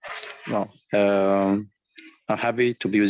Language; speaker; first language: English; non-native, learner; Arabic